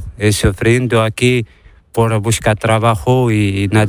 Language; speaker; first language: Spanish; non-native, learner; Arabic